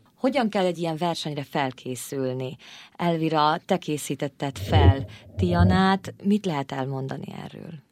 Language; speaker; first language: Hungarian; native; Hungarian